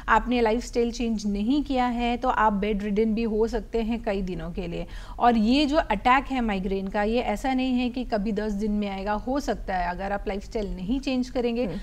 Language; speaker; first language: Hindi; native; Hindi